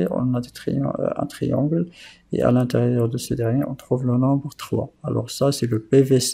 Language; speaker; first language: French; non-native, local second language; Arabic